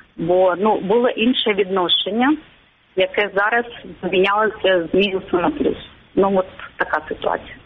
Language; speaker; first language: Ukrainian; non-native, local second language; Russian